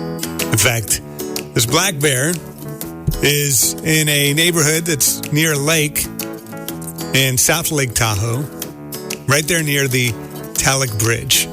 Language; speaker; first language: English; native; English